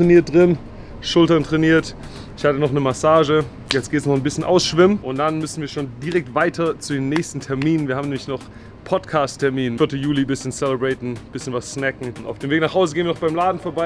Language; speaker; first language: German; native; German